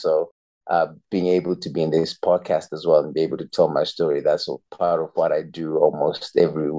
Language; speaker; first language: English; non-native, local second language; Shona